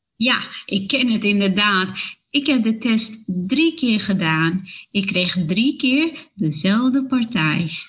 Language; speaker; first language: Dutch; native; Dutch